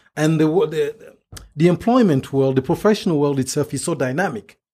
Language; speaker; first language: English; non-native, fluent; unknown